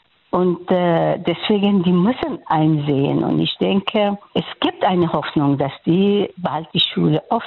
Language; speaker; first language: German; non-native, fluent; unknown